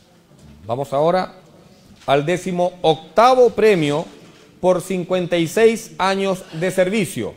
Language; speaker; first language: Spanish; native; Spanish